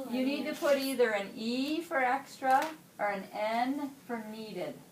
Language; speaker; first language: English; native; English